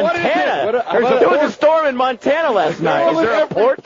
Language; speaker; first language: English; native; English